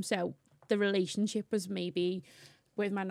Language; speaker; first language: English; native; English